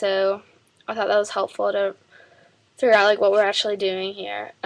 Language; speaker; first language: English; native; English